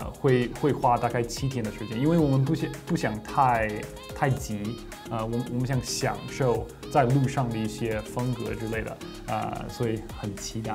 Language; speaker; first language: Chinese; non-native, fluent; English